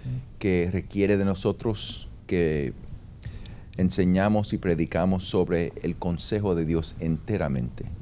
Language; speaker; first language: Spanish; early bilingual, heritage; Spanish